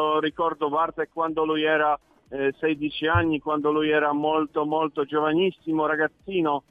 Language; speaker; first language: Italian; non-native, learner; Polish